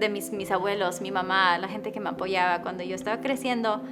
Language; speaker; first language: Spanish; early bilingual, other home language; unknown